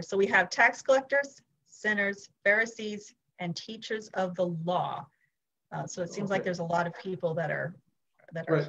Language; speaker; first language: English; native; English